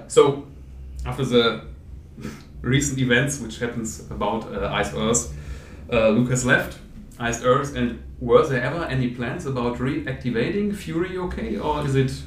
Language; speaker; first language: English; non-native, fluent; German